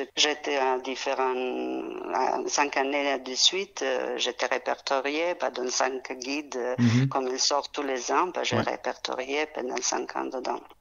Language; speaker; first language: French; non-native, fluent; Serbian